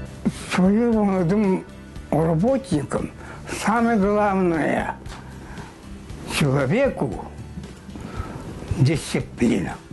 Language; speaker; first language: Russian; non-native, local second language; Yakut